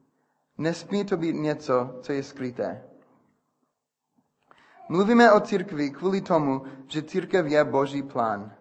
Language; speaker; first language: Czech; non-native, fluent; English